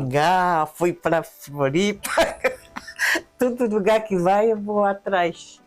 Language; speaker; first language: Portuguese; non-native, fluent; Japanese